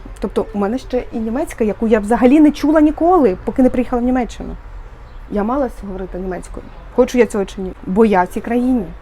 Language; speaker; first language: Ukrainian; native; Ukrainian